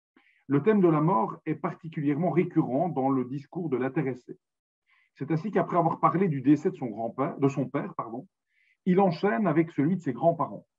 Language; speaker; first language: French; native; French